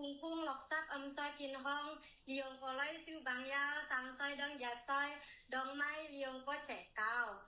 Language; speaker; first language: Cantonese; non-native, learner; Indonesian